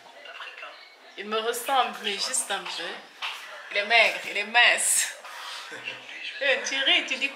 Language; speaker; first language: French; non-native, local second language; Wolof